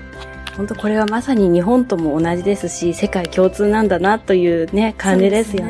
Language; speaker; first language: Japanese; native; Japanese